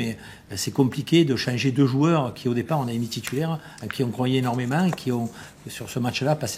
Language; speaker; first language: French; native; French